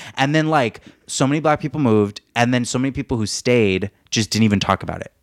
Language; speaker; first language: English; native; English